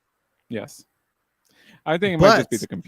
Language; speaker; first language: English; native; English